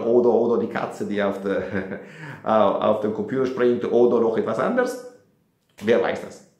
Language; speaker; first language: German; non-native, fluent; Italian